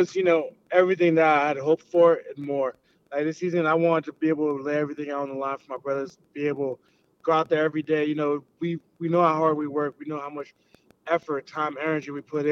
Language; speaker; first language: English; early bilingual, other home language; Haitian Creole